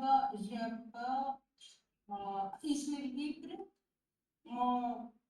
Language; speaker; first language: French; non-native, learner; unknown